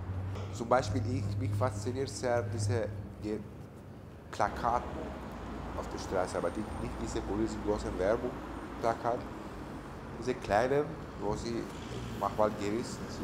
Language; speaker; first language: German; non-native, fluent; Turkish